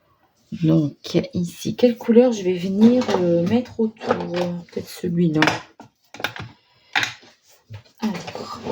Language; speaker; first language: French; native; French